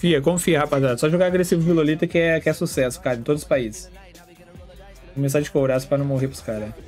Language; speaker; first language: Portuguese; native; Portuguese